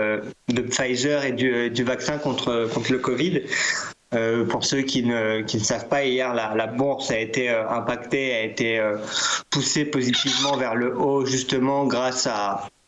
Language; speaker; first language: French; native; French